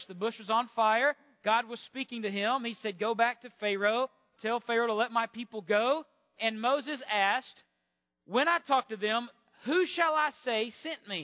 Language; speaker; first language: English; native; English